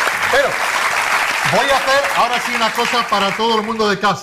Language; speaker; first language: Spanish; native; Spanish